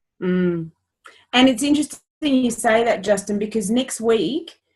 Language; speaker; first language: English; native; English